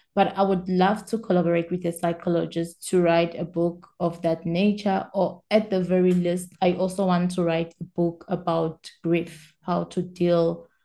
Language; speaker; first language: English; non-native, local second language; Swati